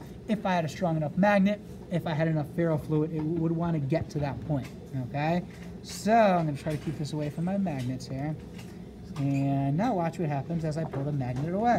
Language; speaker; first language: English; native; English